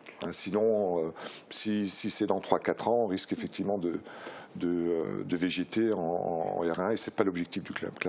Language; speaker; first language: French; native; French